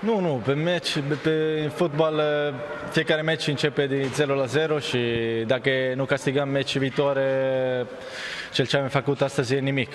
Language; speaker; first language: Romanian; non-native, learner; Italian